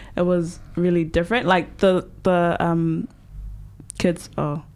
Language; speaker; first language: English; native; English